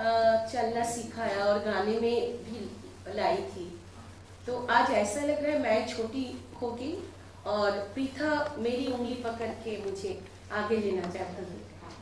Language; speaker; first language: Hindi; non-native, local second language; Bangla